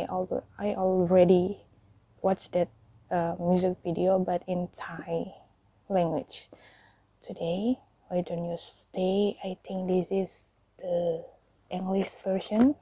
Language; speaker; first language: English; non-native, learner; Indonesian